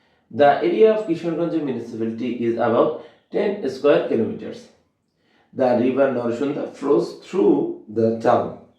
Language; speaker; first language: English; non-native, local second language; Bangla